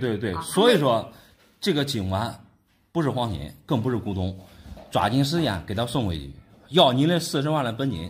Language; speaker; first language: Chinese; native; Chinese